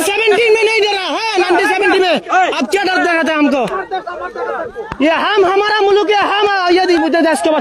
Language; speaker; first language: Hindi; non-native, learner; Bangla